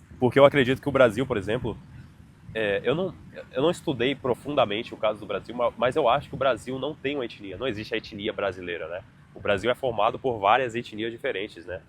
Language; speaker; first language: Portuguese; native; Portuguese